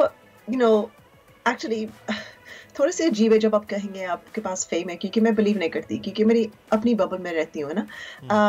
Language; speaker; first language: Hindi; early bilingual, heritage; Urdu